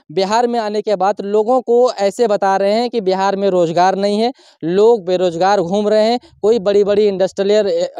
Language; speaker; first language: Hindi; native; Hindi